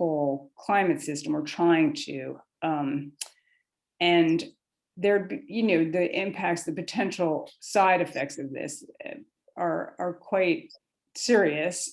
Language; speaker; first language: English; native; English